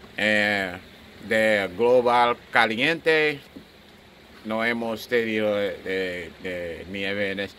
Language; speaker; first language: Spanish; non-native, learner; English